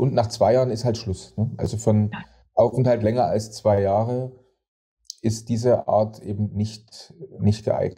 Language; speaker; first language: German; native; German